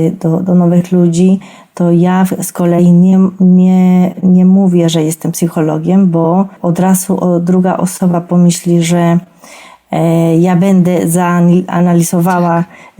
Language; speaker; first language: Polish; non-native, fluent; Spanish